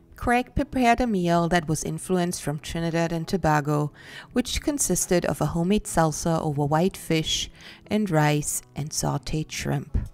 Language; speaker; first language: English; non-native, fluent; German